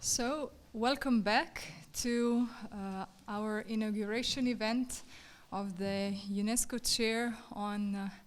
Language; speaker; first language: English; non-native, fluent; Slovenian